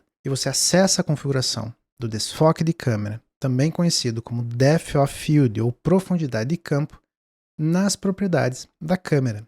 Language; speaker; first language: Portuguese; native; Portuguese